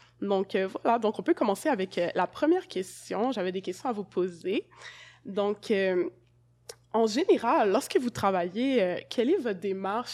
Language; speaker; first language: French; native; French